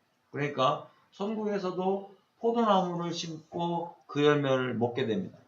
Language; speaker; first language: Korean; native; Korean